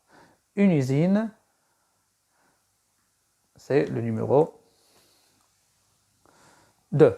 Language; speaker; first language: French; non-native, local second language; Arabic